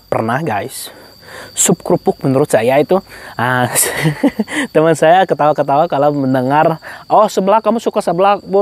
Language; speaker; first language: Indonesian; non-native, fluent; Arabic